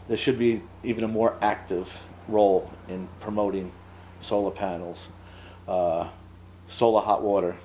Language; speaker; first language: English; native; English